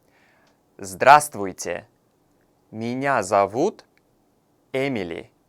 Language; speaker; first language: Russian; non-native, fluent; Korean